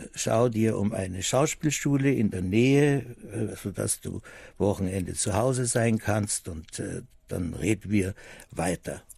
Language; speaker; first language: German; native; German